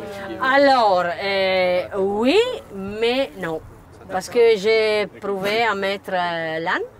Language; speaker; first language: French; non-native, learner; Italian